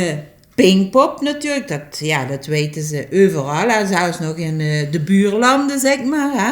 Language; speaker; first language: Dutch; native; Dutch